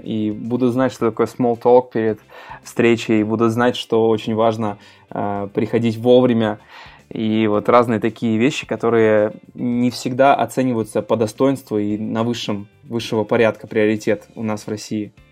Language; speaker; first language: Russian; native; Russian